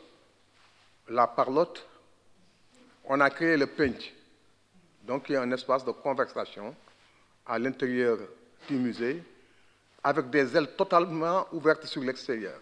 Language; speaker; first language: French; non-native, local second language; Wolof